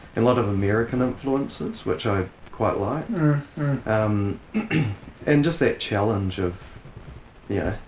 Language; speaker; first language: English; native; English